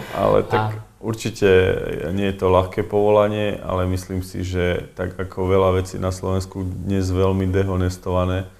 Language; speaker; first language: Slovak; native; Slovak